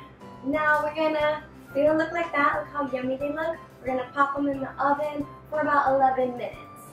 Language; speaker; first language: English; native; English